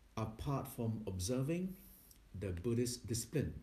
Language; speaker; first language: English; non-native, fluent; Thai